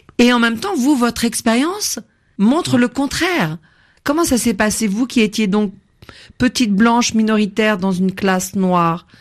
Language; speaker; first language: French; native; French